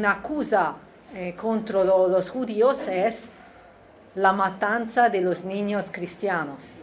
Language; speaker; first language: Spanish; non-native, learner; Italian